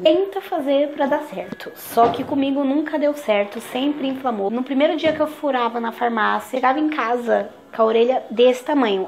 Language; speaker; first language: Portuguese; native; Portuguese